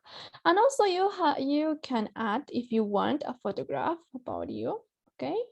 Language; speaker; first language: English; non-native, fluent; Spanish